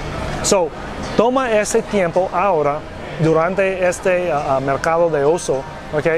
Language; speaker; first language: Spanish; non-native, learner; English